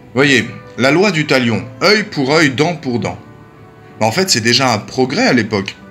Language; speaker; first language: French; native; French